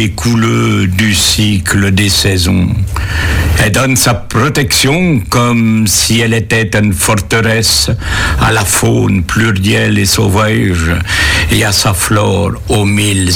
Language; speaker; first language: French; native; French